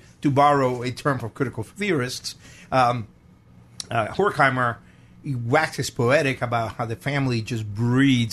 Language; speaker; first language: English; non-native, fluent; Spanish